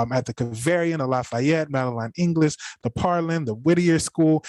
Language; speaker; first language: English; native; English